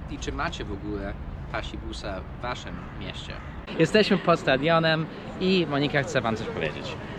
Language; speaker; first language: Polish; non-native, fluent; English